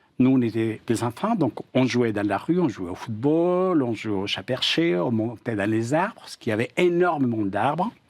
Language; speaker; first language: French; non-native, fluent; Spanish